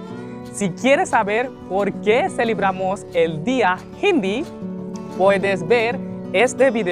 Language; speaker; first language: Spanish; non-native, learner; Hindi